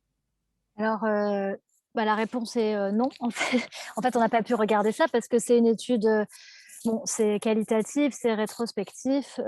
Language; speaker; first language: French; native; French